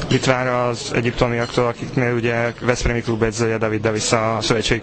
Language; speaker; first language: Hungarian; native; Hungarian